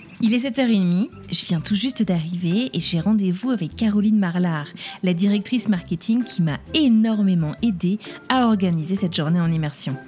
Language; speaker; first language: French; native; French